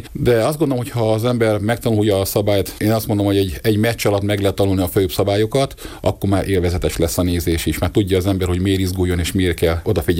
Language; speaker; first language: Hungarian; native; Hungarian